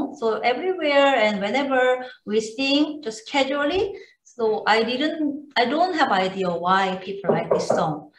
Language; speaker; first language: English; non-native, learner; Korean